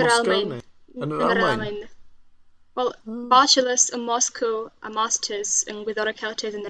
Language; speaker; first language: Welsh; non-native, learner; Russian